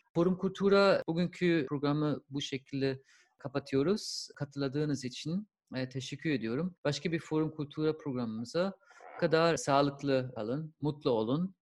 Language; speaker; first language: Turkish; non-native, fluent; German